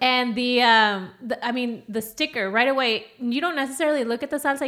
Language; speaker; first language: English; early bilingual, other home language; Spanish